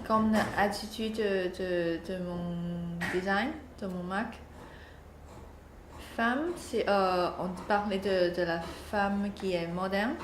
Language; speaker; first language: French; non-native, learner; Chinese